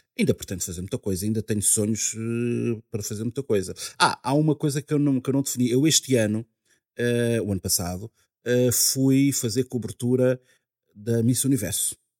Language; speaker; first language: Portuguese; native; Portuguese